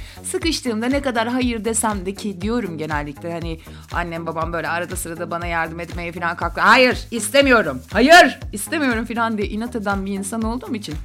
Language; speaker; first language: Turkish; native; Turkish